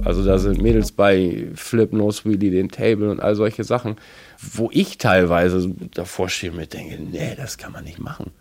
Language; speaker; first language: German; native; German